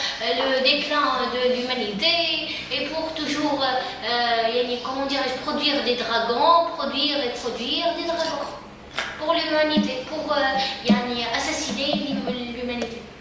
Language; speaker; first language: French; non-native, local second language; Arabic